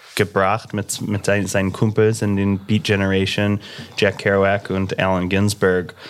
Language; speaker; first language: German; non-native, fluent; English